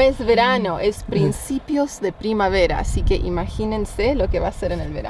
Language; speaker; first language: Spanish; native; Spanish